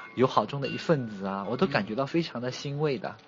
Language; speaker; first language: Chinese; native; Chinese